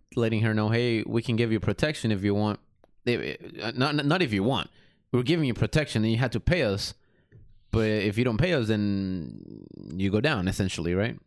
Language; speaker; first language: English; early bilingual, other home language; Spanish